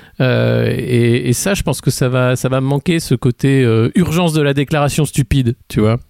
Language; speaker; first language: French; native; French